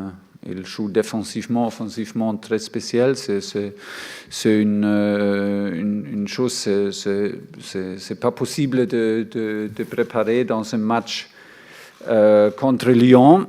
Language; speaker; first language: French; non-native, fluent; German